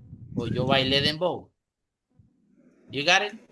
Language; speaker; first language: English; non-native, fluent; Spanish